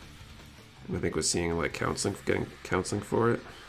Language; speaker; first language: English; native; English